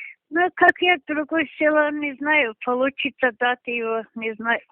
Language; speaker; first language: Russian; non-native, local second language; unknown